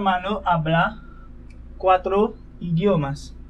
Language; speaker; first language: Spanish; non-native, fluent; Haitian Creole